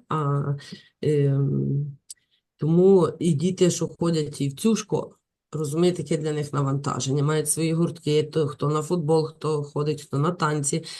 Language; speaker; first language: Ukrainian; native; Ukrainian